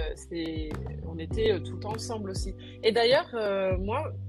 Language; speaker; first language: French; native; French